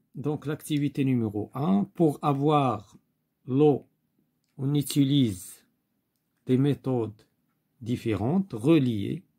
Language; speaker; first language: French; non-native, local second language; Arabic